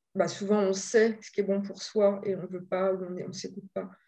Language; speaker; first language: French; native; French